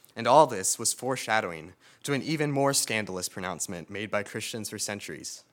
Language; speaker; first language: English; native; English